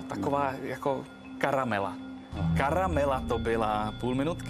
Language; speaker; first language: Czech; native; Czech